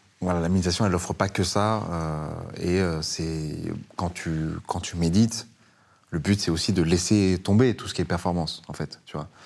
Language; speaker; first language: French; early bilingual, other home language; Persian